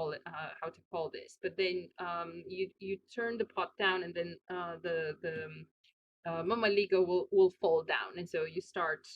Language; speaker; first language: English; non-native, fluent; Romanian